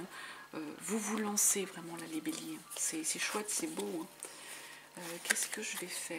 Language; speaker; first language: French; native; French